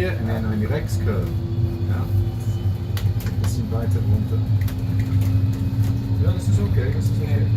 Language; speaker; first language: German; non-native, learner; English